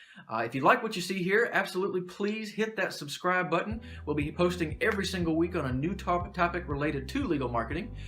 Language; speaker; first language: English; native; English